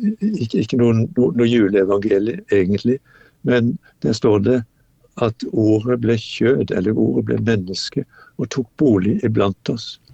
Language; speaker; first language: Norwegian; native; Norwegian